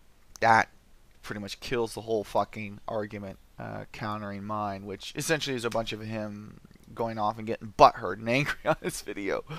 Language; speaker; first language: English; native; English